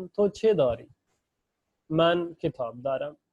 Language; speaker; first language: Persian; non-native, fluent; Urdu